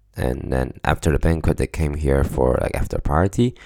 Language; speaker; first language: English; non-native, fluent; Chinese